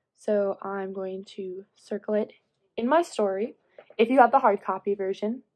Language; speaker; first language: English; native; English